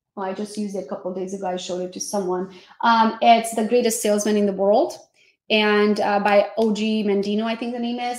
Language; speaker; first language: English; non-native, fluent; Hungarian